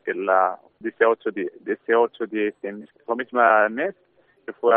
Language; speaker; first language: Spanish; non-native, learner; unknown